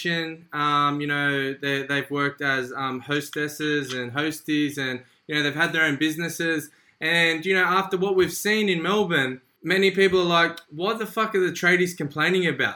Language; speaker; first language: English; native; English